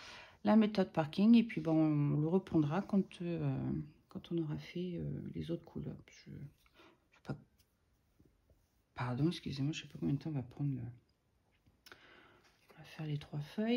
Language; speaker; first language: French; native; French